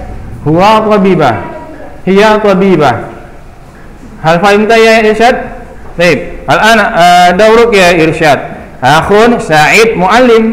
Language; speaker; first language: Arabic; non-native, fluent; Indonesian